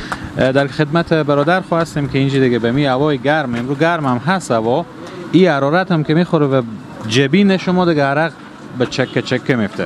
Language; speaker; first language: Persian; native; Persian